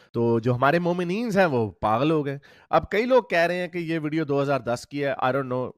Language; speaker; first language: Urdu; native; Urdu